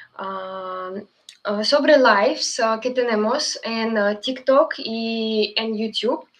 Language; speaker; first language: Spanish; non-native, fluent; Russian